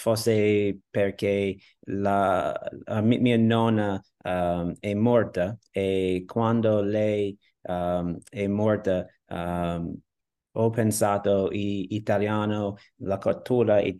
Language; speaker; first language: Italian; non-native, learner; English